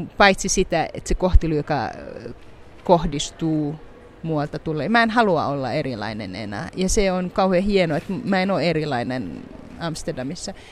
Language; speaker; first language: Finnish; non-native, fluent; Arabic